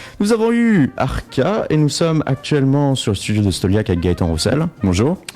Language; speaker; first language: French; native; French